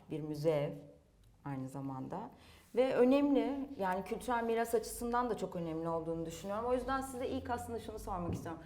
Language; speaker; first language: Turkish; native; Turkish